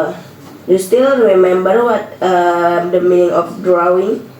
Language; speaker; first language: English; non-native, learner; Indonesian